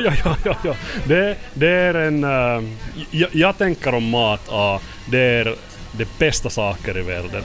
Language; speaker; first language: Swedish; non-native, local second language; Finnish